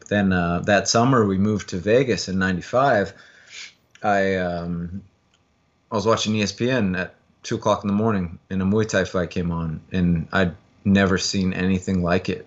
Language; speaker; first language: English; native; English